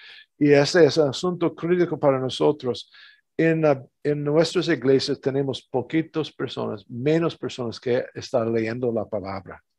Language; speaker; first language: Spanish; non-native, fluent; English